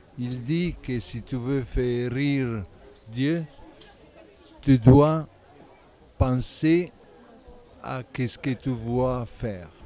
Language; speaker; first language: French; non-native, learner; Italian